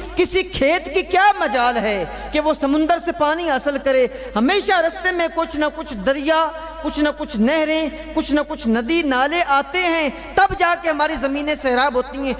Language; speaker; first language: Urdu; non-native, local second language; Punjabi